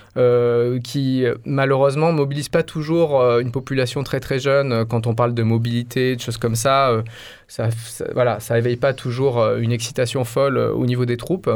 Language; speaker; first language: French; native; French